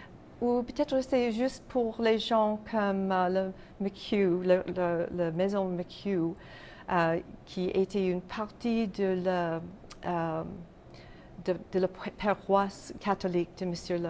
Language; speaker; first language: French; non-native, local second language; English